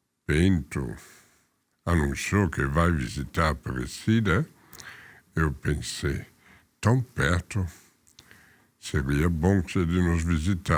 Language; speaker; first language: Portuguese; non-native, fluent; German